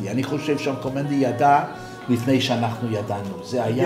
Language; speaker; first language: Hebrew; non-native, fluent; English